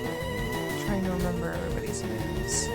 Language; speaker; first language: English; native; English